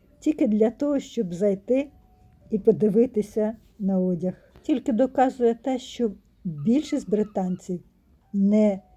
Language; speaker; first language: Ukrainian; native; Ukrainian